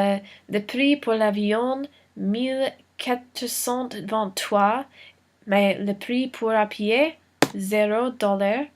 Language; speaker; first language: French; non-native, learner; English